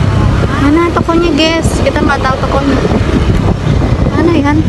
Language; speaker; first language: Indonesian; native; Indonesian